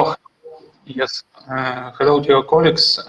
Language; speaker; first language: English; non-native, fluent; Russian